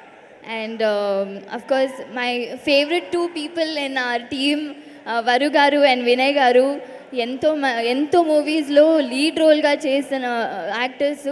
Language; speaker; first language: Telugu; non-native, local second language; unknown